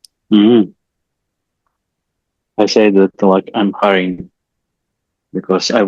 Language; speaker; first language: English; non-native, learner; Russian